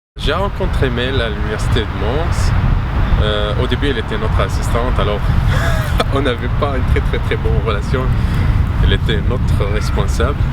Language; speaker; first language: French; non-native, fluent; Arabic